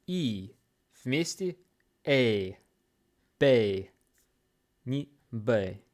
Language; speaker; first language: Russian; non-native, fluent; English